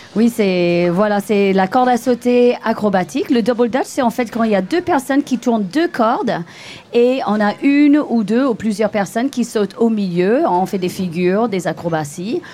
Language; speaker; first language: French; non-native, fluent; English